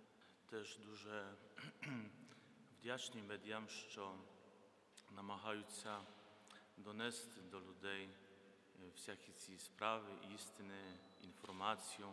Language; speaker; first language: Ukrainian; non-native, fluent; Polish